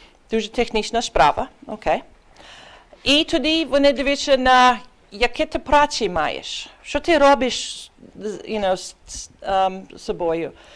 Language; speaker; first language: Ukrainian; early bilingual, heritage; Ukrainian